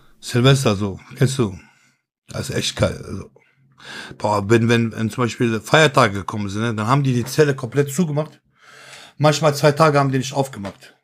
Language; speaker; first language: German; early bilingual, other home language; Kurdish